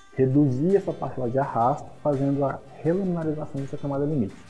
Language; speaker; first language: Portuguese; native; Portuguese